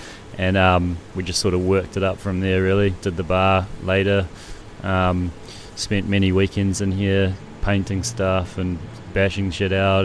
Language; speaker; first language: English; native; English